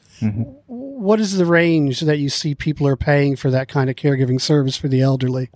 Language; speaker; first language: English; native; English